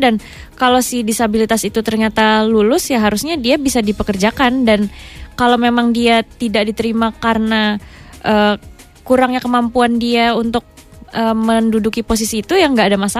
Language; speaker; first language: Indonesian; native; Indonesian